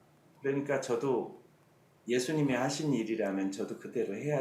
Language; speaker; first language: Korean; native; Korean